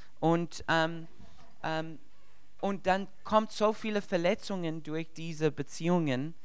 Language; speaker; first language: German; non-native, learner; English